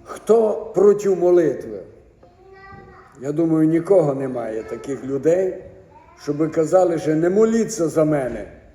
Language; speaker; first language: Ukrainian; native; Ukrainian